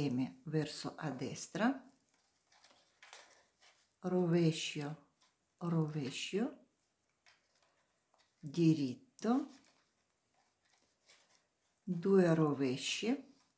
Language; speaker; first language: Italian; non-native, learner; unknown